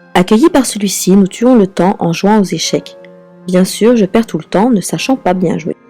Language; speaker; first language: French; native; French